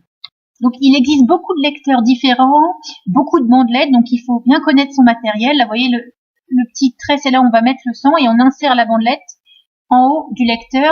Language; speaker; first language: French; native; French